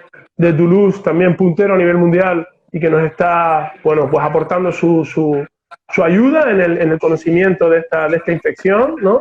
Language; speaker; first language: Spanish; native; Spanish